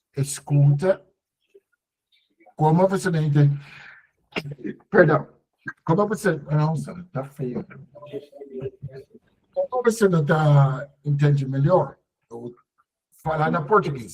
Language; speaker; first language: Portuguese; non-native, learner; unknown